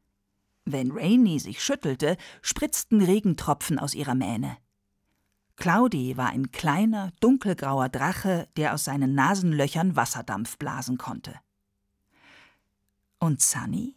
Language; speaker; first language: German; native; German